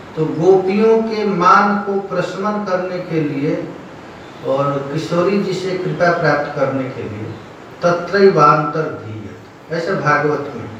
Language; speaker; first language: Hindi; non-native, local second language; Bangla